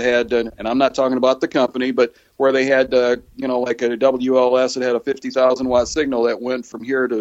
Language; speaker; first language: English; native; English